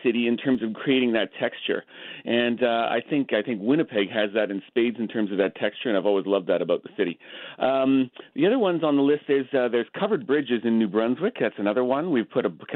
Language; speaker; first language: English; native; English